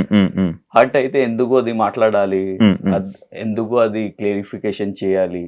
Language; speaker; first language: Telugu; non-native, learner; Hindi